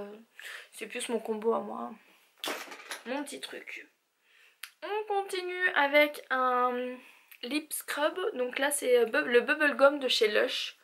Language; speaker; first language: French; native; French